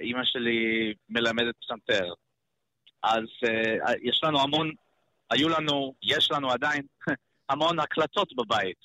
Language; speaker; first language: Hebrew; non-native, learner; English